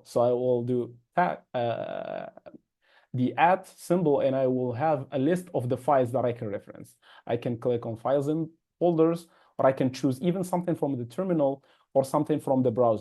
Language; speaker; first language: English; non-native, fluent; Arabic